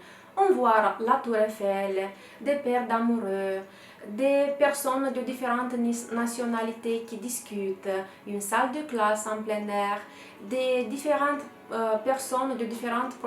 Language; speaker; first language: French; non-native, fluent; Romanian